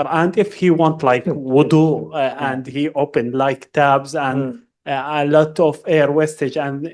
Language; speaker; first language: English; non-native, learner; Arabic